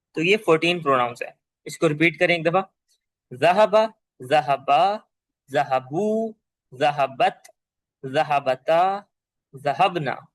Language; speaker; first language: Urdu; native; Urdu